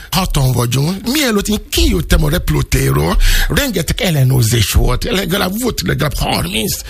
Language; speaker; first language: Hungarian; non-native, learner; Yoruba